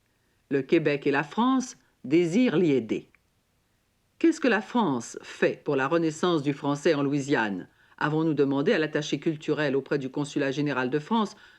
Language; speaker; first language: French; native; French